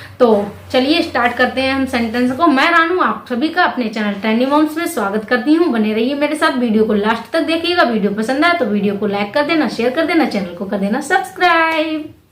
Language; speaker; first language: Hindi; native; Hindi